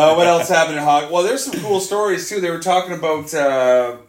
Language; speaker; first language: English; native; English